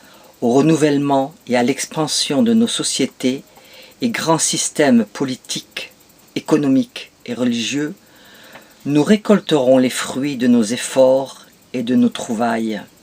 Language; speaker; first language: French; native; French